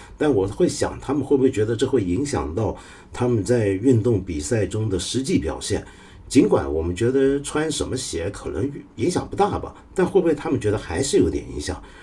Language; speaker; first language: Chinese; non-native, local second language; Cantonese